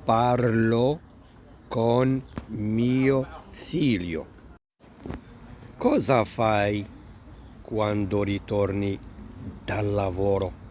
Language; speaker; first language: Italian; non-native, fluent; Arabic